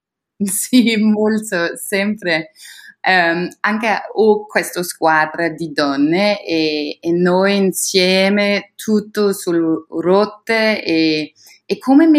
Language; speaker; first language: Italian; non-native, learner; Danish